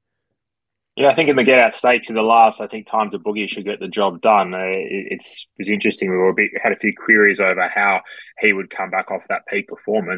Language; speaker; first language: English; native; English